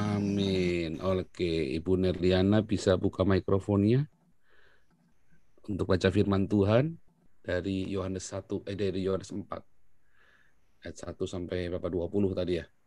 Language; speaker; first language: Indonesian; native; Indonesian